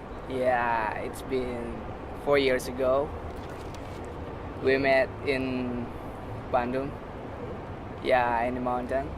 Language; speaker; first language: English; non-native, learner; Indonesian